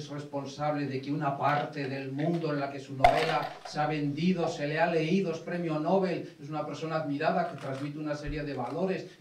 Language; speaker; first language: Spanish; native; Spanish